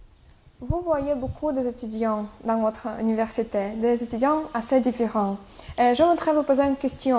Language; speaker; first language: French; non-native, fluent; Russian